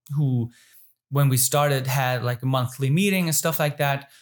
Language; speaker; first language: English; non-native, fluent; German